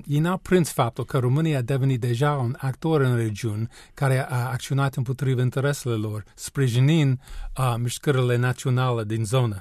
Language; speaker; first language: Romanian; non-native, learner; English